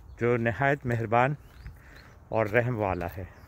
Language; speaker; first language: Urdu; native; Urdu